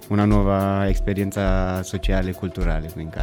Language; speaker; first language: Italian; non-native, fluent; Romanian